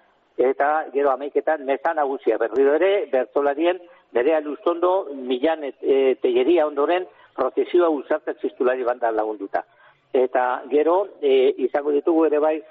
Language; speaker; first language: Basque; native; Basque